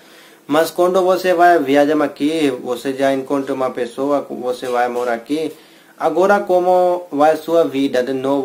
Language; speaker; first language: Portuguese; non-native, learner; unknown